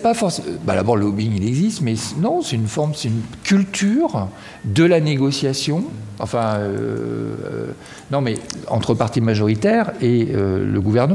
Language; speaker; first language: French; native; French